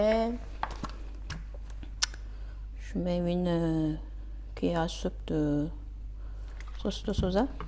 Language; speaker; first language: French; non-native, fluent; Korean